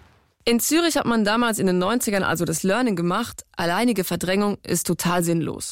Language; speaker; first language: German; native; German